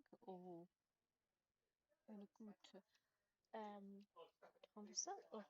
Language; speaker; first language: French; non-native, learner; Chinese